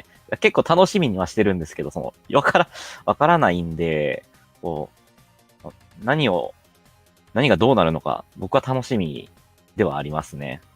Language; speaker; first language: Japanese; native; Japanese